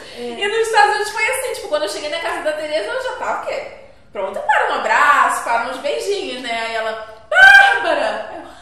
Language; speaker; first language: Portuguese; native; Portuguese